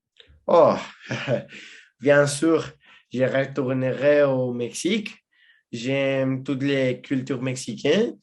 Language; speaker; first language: French; non-native, learner; Spanish